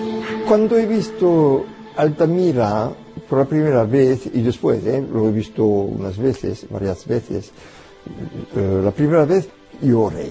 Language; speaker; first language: Spanish; non-native, fluent; French